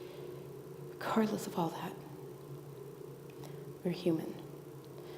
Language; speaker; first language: English; native; English